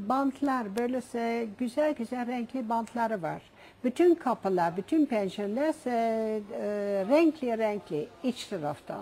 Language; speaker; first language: Turkish; non-native, fluent; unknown